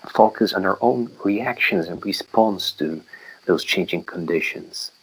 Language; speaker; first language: English; non-native, fluent; Polish